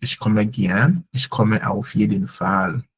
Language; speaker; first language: German; non-native, fluent; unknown